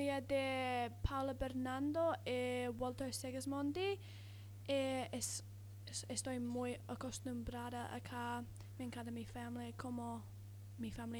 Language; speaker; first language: Spanish; non-native, learner; English